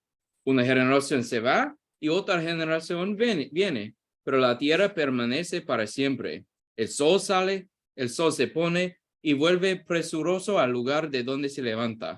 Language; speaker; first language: Spanish; non-native, fluent; English